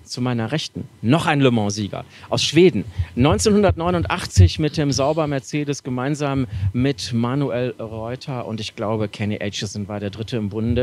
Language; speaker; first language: German; native; German